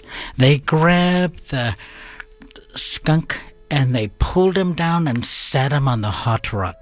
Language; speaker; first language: English; native; English